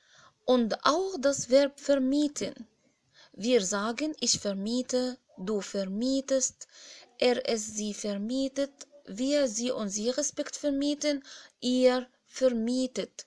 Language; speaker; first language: German; non-native, fluent; Arabic